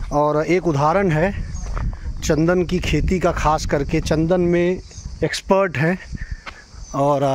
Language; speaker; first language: Hindi; native; Hindi